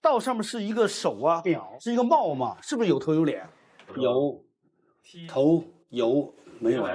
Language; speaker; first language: Chinese; native; Chinese